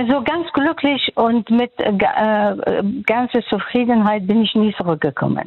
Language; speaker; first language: German; non-native, fluent; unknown